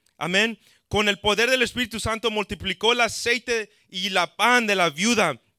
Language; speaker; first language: Spanish; early bilingual, heritage; Spanish